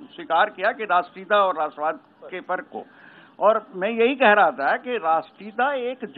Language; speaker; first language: Hindi; native; Hindi